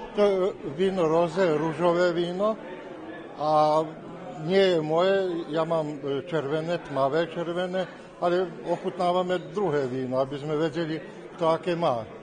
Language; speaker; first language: Slovak; native; Slovak